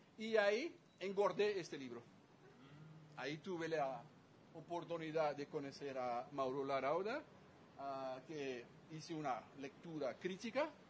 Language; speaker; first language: Spanish; non-native, fluent; Dutch